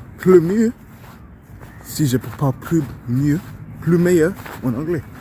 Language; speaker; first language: French; non-native, learner; English